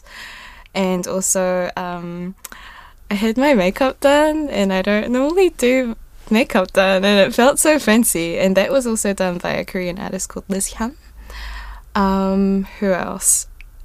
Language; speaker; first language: English; non-native, local second language; Korean